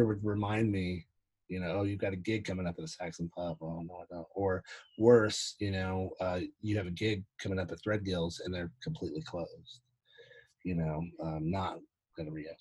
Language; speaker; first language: English; native; English